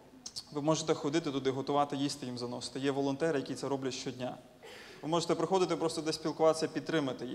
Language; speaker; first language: Ukrainian; native; Ukrainian